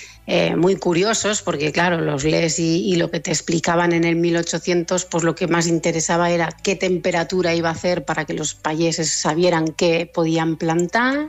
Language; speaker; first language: Spanish; native; Spanish